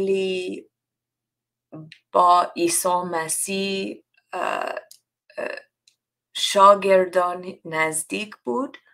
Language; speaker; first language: Persian; non-native, learner; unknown